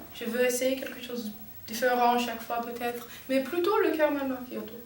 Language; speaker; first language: French; non-native, learner; English